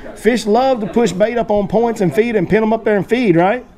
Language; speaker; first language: English; native; English